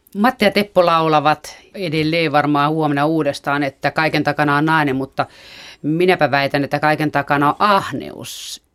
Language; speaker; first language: Finnish; native; Finnish